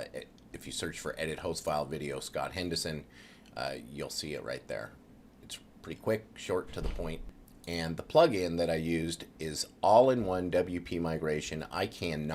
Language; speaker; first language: English; native; English